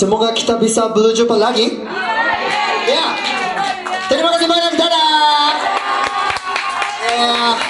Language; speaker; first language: Indonesian; non-native, learner; Japanese